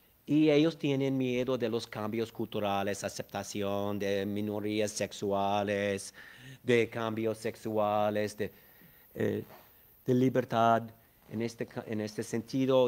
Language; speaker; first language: Spanish; non-native, fluent; English